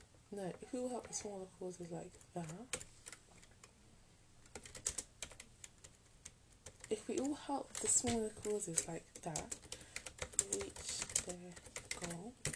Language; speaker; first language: English; native; English